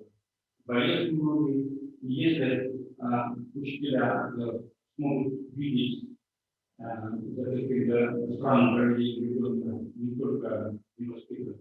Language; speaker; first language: Russian; native; Russian